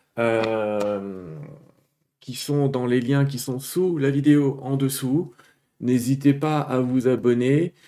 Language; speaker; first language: French; native; French